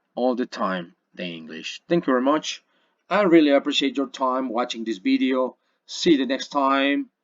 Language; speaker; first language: English; non-native, fluent; Spanish